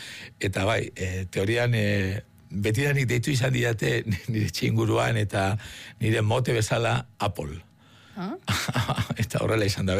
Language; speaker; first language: Basque; native; Basque